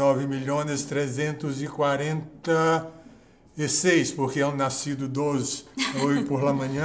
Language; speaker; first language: Spanish; non-native, fluent; Portuguese